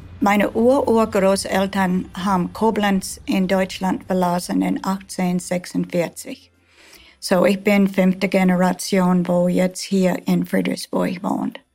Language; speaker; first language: German; early bilingual, heritage; German